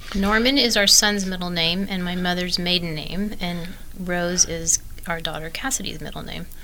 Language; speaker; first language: English; native; English